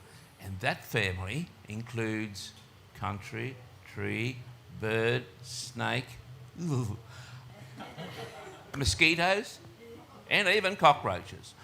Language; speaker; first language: English; native; English